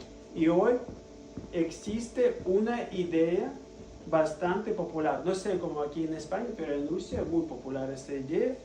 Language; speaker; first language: Spanish; non-native, fluent; Russian